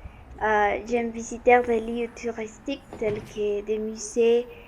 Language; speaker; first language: French; non-native, learner; Spanish